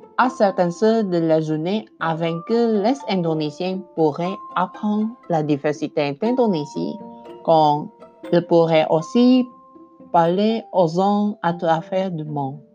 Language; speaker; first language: French; non-native, learner; Indonesian